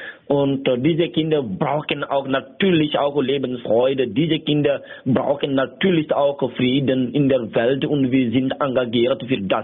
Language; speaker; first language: German; non-native, learner; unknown